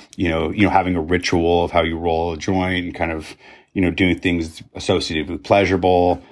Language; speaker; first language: English; native; English